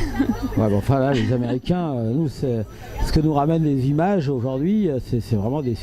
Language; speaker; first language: French; native; French